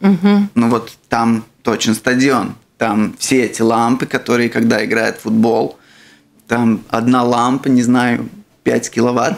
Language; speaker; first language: Russian; non-native, local second language; Latvian